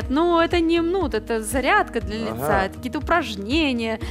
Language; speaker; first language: Russian; native; Russian